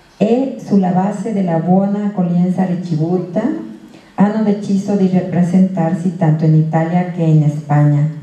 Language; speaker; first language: Italian; non-native, learner; Spanish